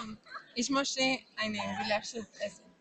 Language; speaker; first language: German; non-native, learner; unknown